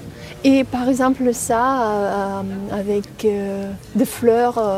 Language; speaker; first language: French; non-native, fluent; Russian